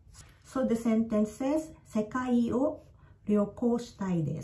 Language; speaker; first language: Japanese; non-native, fluent; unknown